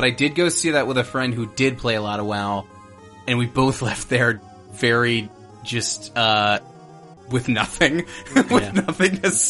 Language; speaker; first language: English; native; English